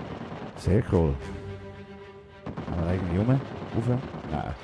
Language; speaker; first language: German; native; German